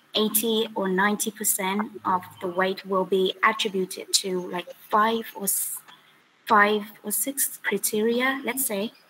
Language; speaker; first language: English; non-native, fluent; Vietnamese